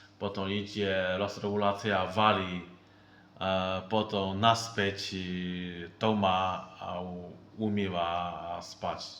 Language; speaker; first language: Slovak; non-native, learner; Chinese